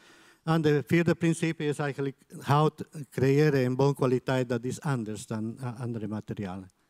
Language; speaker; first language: Dutch; non-native, fluent; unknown